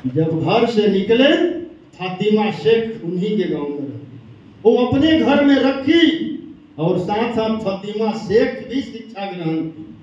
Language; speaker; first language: Hindi; native; Hindi